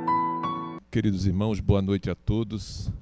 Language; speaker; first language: Portuguese; native; Portuguese